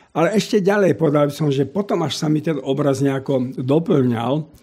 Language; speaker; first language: Slovak; native; Slovak